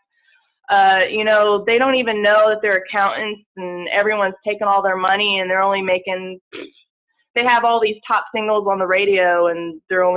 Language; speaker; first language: English; native; English